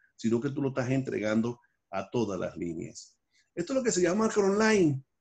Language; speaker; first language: Spanish; native; Spanish